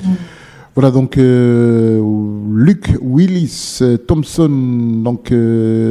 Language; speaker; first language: French; native; French